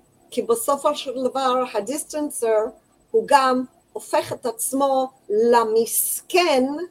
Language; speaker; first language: Hebrew; non-native, fluent; English